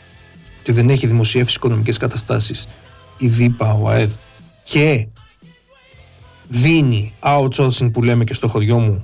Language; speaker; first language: Greek; native; Greek